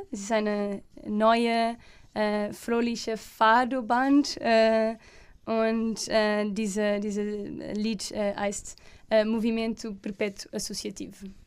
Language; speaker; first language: German; non-native, learner; Portuguese